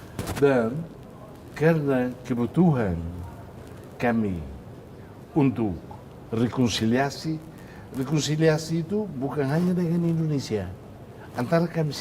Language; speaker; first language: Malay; non-native, fluent; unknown